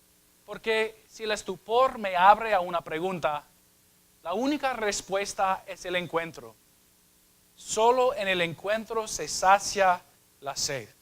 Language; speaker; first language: Spanish; non-native, fluent; English